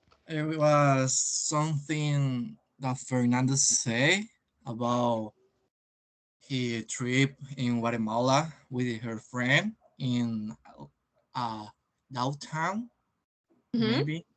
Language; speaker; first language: English; non-native, learner; Spanish